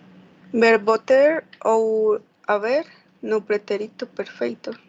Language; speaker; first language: Portuguese; non-native, learner; Spanish